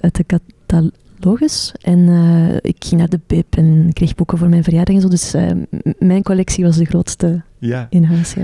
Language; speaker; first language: Dutch; native; Dutch